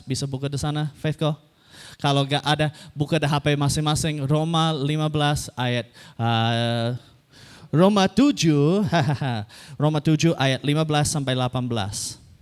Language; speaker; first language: Indonesian; non-native, fluent; English